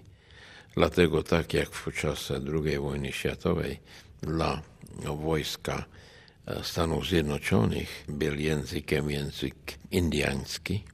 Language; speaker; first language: Polish; non-native, learner; Czech